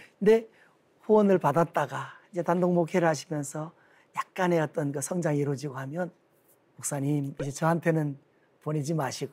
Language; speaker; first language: Korean; native; Korean